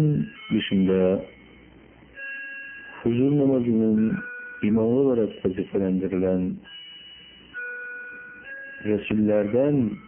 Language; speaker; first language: Turkish; native; Turkish